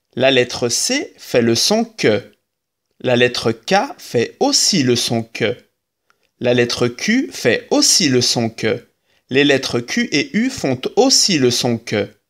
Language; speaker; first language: French; native; French